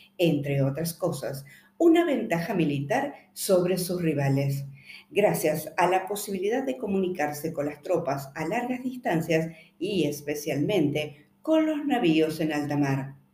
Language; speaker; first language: Spanish; native; Spanish